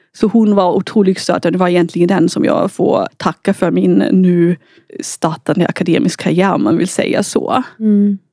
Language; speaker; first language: Swedish; non-native, fluent; German